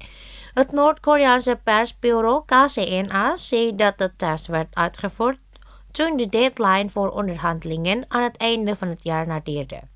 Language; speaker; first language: Dutch; non-native, fluent; Indonesian